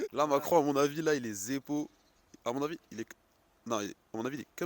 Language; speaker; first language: French; native; French